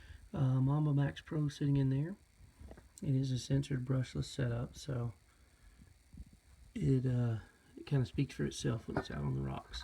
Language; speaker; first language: English; native; English